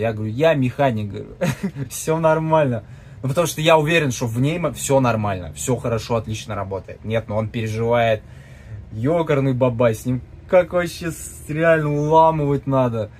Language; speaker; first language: Russian; native; Russian